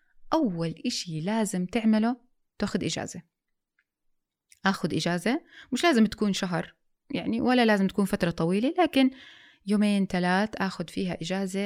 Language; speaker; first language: Arabic; native; Arabic